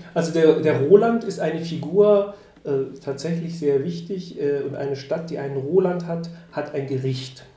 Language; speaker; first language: German; native; German